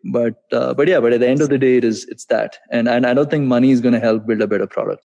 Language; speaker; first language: English; non-native, local second language; Hindi